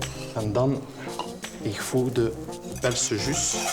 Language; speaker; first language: Dutch; non-native, learner; French